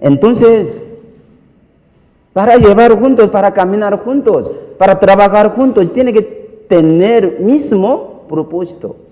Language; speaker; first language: Spanish; non-native, learner; Korean